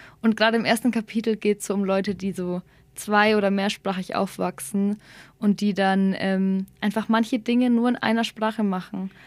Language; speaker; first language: German; early bilingual, other home language; Somali